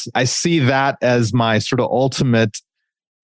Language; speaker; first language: English; native; English